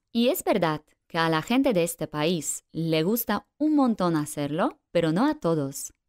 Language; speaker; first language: Spanish; non-native, fluent; Polish